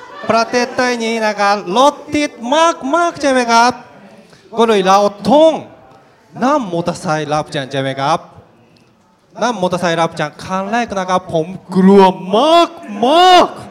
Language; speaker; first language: Thai; non-native, learner; Japanese